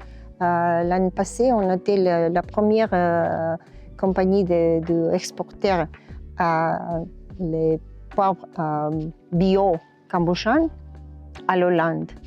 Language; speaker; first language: French; non-native, learner; Spanish